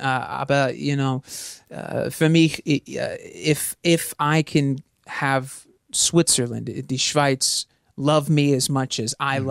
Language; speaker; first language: English; early bilingual, other home language; German